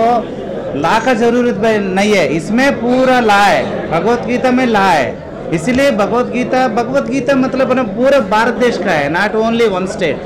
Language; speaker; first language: Hindi; non-native, local second language; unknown